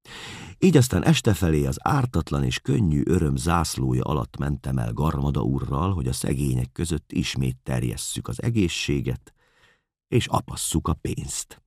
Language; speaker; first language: Hungarian; native; Hungarian